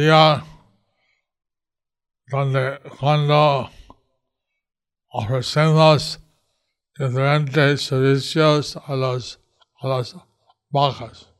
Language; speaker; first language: Spanish; non-native, learner; English